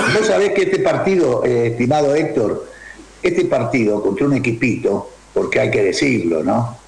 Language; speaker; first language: Spanish; native; Spanish